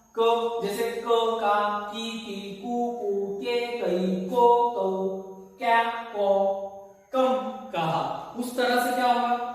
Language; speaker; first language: Hindi; non-native, local second language; Urdu